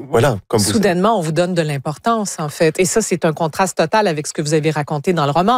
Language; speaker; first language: French; native; French